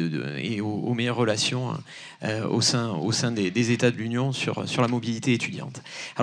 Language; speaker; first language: French; native; French